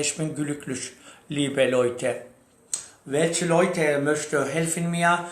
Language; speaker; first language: German; non-native, learner; Turkish